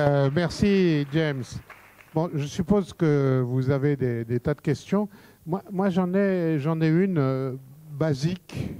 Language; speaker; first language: French; native; French